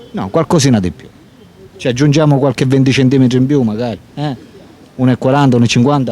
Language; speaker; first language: Italian; native; Italian